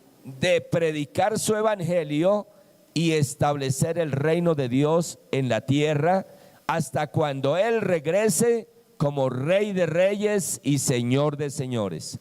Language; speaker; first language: Spanish; native; Spanish